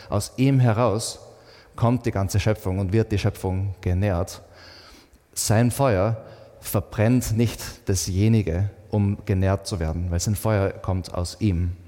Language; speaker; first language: German; native; German